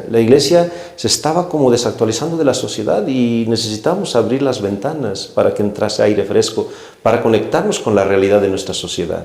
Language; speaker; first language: Spanish; native; Spanish